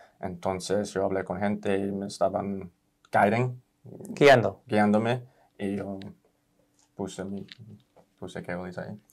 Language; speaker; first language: Spanish; early bilingual, heritage; Spanish